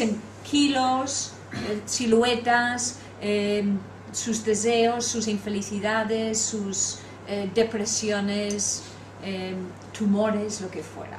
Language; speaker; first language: Spanish; non-native, fluent; English